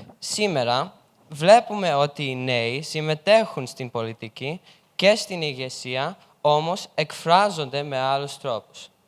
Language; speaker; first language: Greek; early bilingual, heritage; Greek